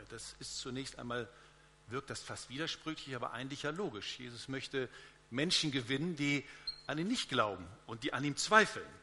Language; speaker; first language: German; native; German